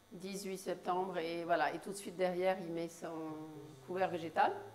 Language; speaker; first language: French; native; French